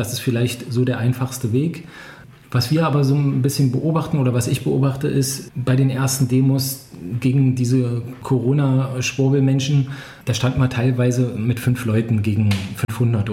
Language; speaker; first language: German; native; German